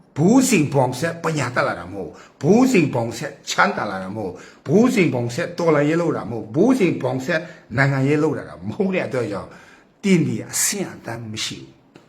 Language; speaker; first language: Burmese; non-native, local second language; Kachin